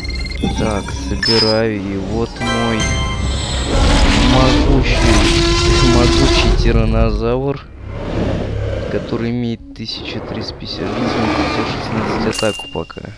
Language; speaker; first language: Russian; native; Russian